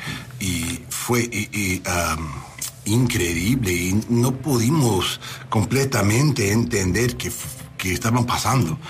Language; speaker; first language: Spanish; non-native, learner; English